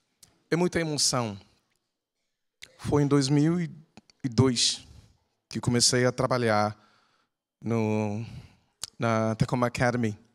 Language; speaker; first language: Portuguese; non-native, fluent; English